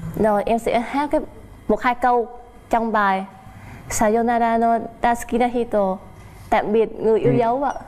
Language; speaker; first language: Vietnamese; non-native, local second language; Chinese